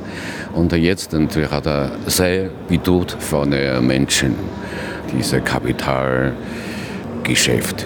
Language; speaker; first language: German; non-native, learner; Chinese